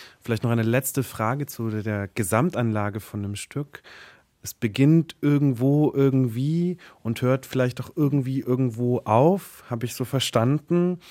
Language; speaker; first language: German; native; German